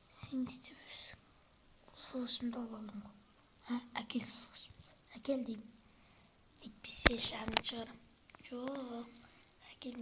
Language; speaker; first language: Kazakh; native; Kazakh